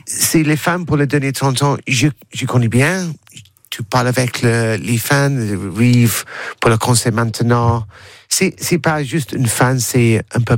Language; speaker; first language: French; non-native, learner; English